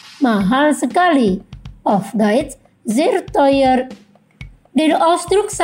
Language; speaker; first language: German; non-native, fluent; Indonesian